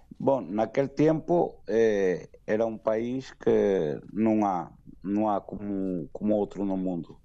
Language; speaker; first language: Portuguese; early bilingual, heritage; Portuguese